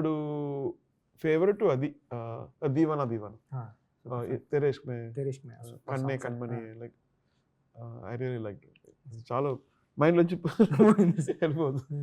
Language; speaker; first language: Telugu; non-native, learner; Tamil